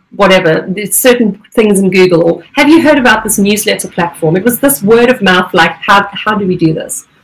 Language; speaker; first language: English; native; English